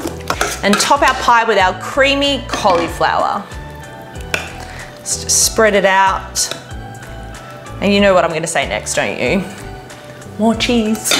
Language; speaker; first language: English; native; English